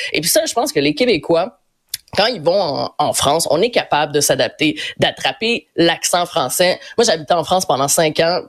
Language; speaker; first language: French; native; French